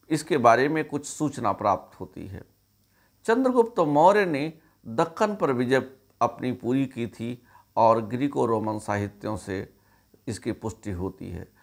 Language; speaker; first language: Hindi; native; Hindi